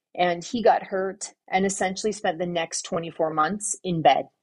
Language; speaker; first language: English; native; English